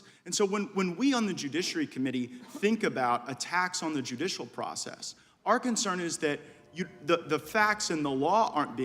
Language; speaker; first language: English; native; English